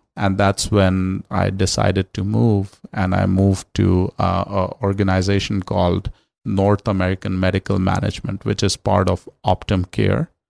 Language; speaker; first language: English; non-native, local second language; Hindi